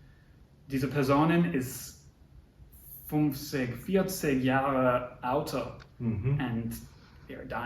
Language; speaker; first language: German; non-native, learner; English